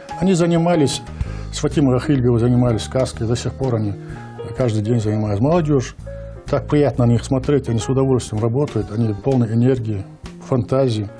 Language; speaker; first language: Russian; non-native, local second language; Ingush